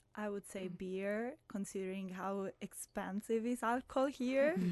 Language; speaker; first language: English; non-native, fluent; Italian